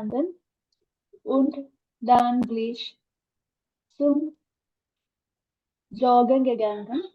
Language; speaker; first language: German; non-native, learner; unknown